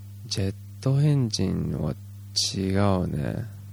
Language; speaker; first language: Japanese; early bilingual, heritage; Japanese